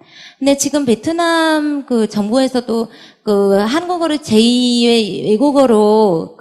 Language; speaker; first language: Korean; non-native, fluent; Vietnamese